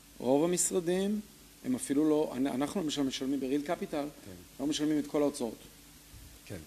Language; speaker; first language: Hebrew; early bilingual, other home language; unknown